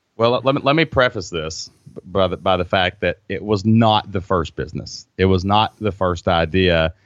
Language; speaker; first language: English; native; English